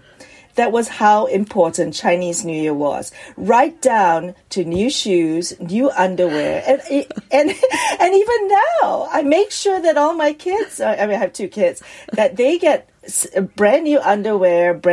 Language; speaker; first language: English; native; English